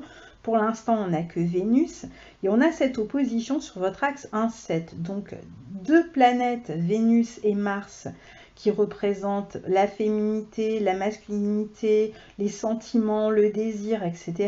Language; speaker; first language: French; native; French